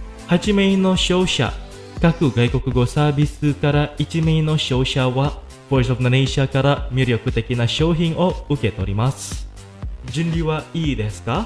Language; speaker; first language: Japanese; non-native, fluent; Indonesian